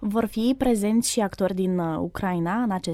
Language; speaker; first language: Romanian; native; Romanian